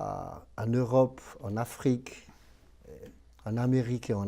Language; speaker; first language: French; non-native, local second language; Malagasy